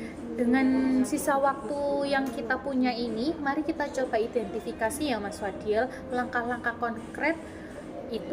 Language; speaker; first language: Indonesian; native; Indonesian